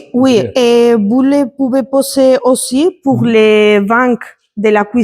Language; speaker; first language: French; non-native, learner; Spanish